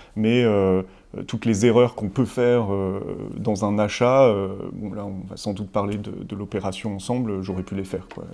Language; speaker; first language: French; native; French